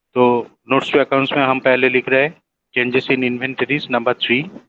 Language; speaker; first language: Hindi; non-native, local second language; Bangla